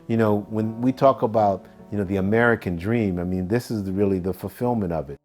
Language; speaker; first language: English; native; English